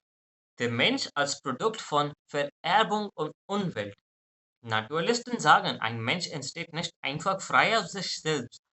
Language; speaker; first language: German; non-native, fluent; Hindi